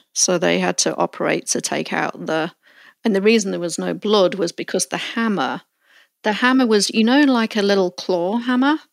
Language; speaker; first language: English; native; English